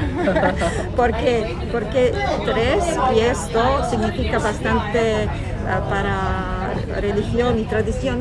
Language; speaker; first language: Spanish; non-native, fluent; Serbian